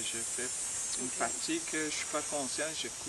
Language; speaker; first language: French; non-native, learner; English